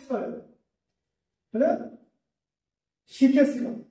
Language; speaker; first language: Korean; non-native, fluent; Bangla